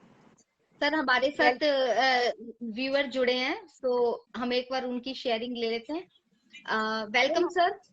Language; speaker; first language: Hindi; native; Hindi